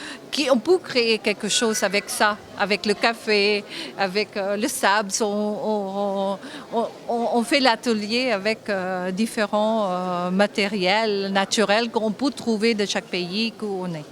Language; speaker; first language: French; non-native, fluent; Japanese